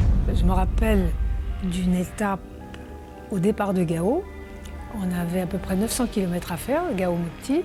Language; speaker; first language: French; native; French